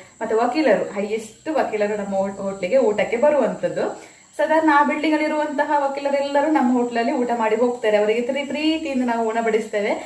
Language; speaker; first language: Kannada; non-native, local second language; Tulu